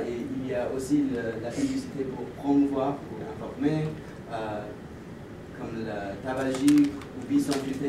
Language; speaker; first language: French; non-native, learner; English